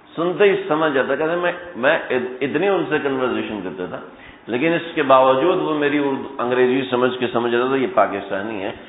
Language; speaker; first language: Urdu; non-native, local second language; Punjabi